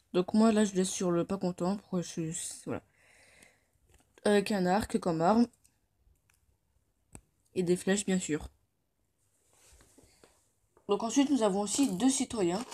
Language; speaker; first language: French; native; French